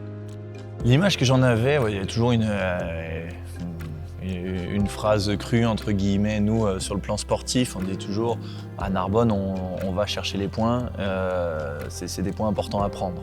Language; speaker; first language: French; native; French